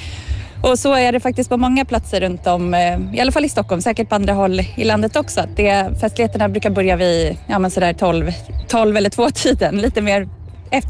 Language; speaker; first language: Swedish; native; Swedish